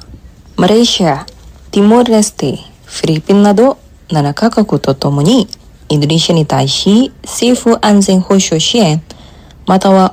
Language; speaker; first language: Japanese; non-native, fluent; Indonesian